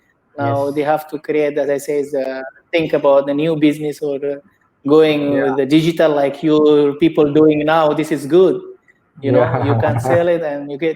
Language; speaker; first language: English; non-native, learner; Indonesian